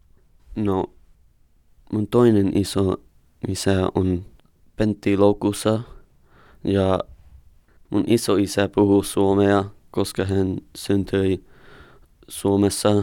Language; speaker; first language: Finnish; non-native, learner; English